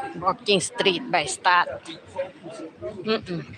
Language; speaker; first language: English; non-native, learner; Thai